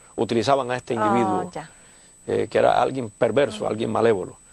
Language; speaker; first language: Spanish; native; Spanish